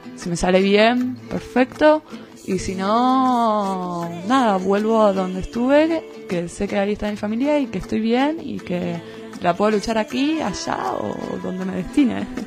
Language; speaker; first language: Spanish; native; Spanish